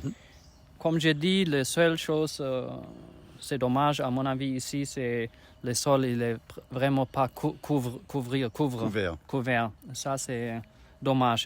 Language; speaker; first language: French; non-native, learner; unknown